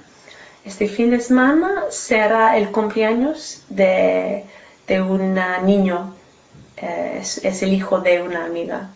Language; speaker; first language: Spanish; non-native, learner; English